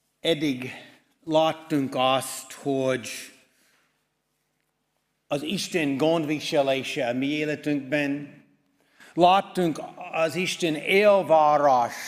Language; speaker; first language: Hungarian; non-native, fluent; English